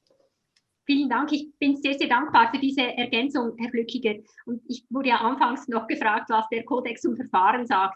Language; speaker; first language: German; native; German